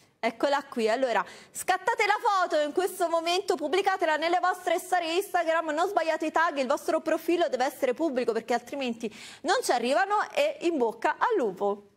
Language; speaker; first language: Italian; native; Italian